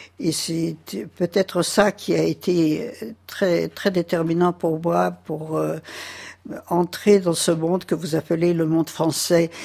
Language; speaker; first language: French; early bilingual, other home language; Yiddish